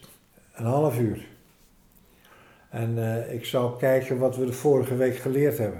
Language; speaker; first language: Dutch; native; Dutch